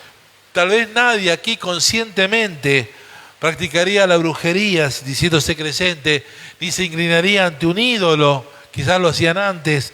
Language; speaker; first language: Spanish; native; Spanish